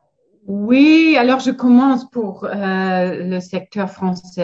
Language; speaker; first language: French; non-native, fluent; German